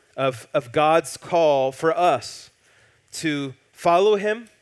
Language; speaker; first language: English; native; English